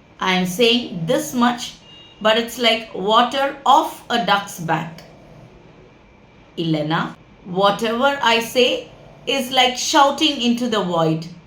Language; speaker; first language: English; non-native, local second language; Tamil